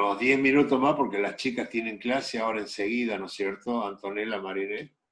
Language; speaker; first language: Spanish; native; Spanish